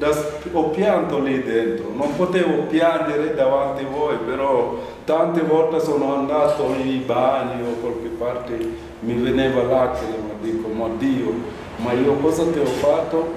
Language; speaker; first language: Italian; non-native, fluent; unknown